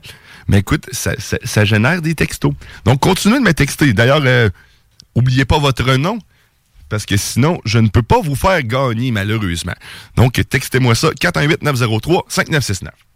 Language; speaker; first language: French; native; French